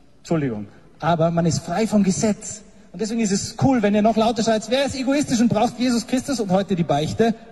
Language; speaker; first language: German; native; German